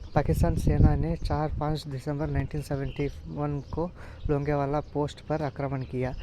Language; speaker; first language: Hindi; non-native, local second language; Kannada